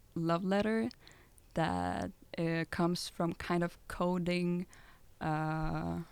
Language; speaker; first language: English; non-native, fluent; Lithuanian